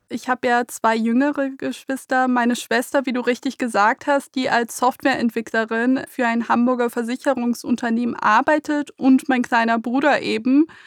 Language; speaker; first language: German; early bilingual, other home language; Persian